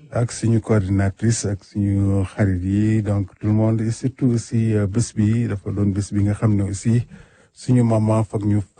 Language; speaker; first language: Wolof; native; Wolof